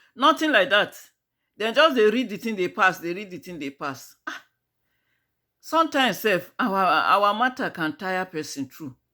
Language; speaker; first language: Nigerian Pidgin; native; Nigerian Pidgin